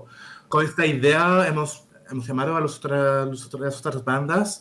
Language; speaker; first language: Spanish; non-native, learner; French